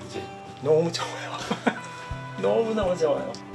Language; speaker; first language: Korean; non-native, fluent; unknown